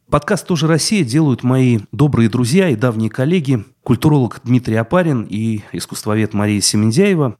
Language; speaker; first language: Russian; native; Russian